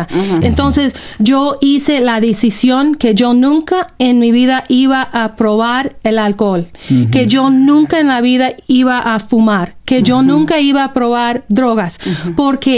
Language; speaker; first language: Spanish; non-native, fluent; English